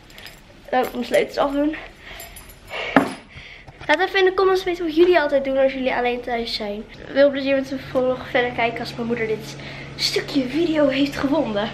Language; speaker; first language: Dutch; native; Dutch